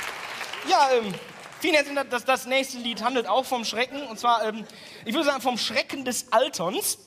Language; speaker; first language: German; native; German